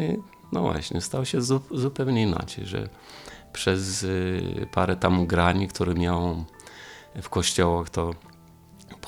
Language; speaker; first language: Polish; non-native, fluent; Romanian